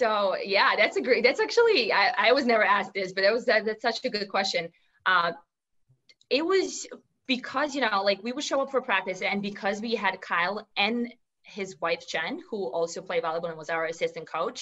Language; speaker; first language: English; non-native, fluent; Serbian